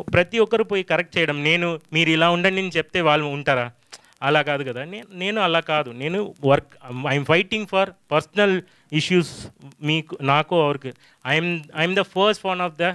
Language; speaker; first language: Telugu; non-native, fluent; Tamil